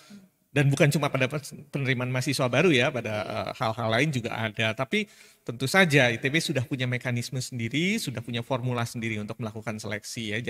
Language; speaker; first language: Indonesian; native; Indonesian